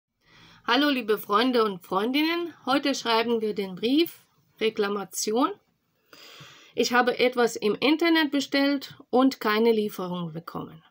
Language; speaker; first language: German; non-native, fluent; Russian